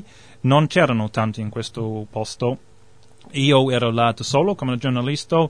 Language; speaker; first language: Italian; non-native, learner; English